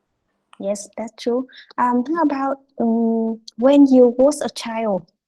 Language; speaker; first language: English; non-native, fluent; Vietnamese